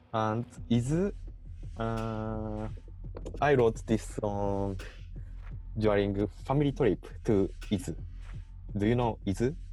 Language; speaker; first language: English; non-native, learner; Japanese